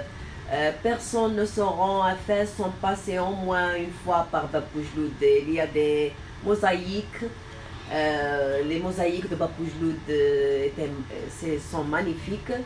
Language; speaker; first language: French; non-native, local second language; Arabic